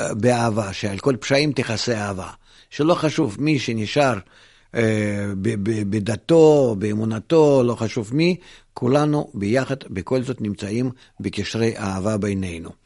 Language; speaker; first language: Hebrew; non-native, fluent; Russian